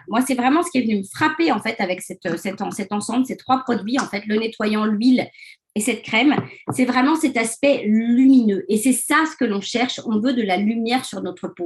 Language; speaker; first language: French; native; French